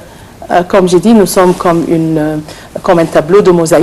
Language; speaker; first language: French; non-native, fluent; Arabic